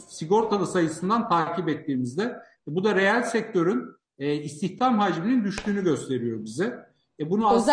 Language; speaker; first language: Turkish; native; Turkish